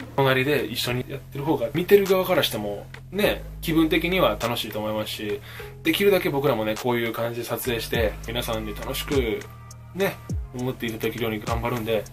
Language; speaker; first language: Japanese; native; Japanese